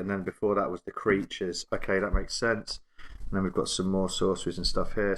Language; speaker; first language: English; native; English